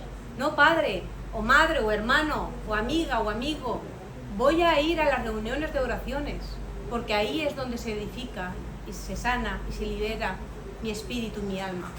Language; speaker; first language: Spanish; native; Spanish